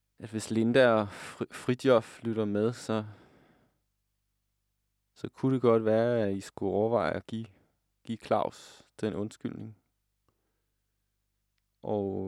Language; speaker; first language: Danish; native; Danish